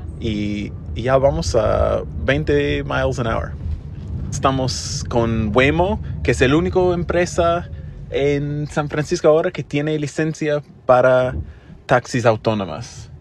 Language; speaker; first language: Spanish; non-native, fluent; English